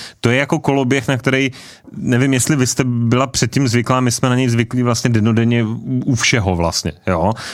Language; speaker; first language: Czech; native; Czech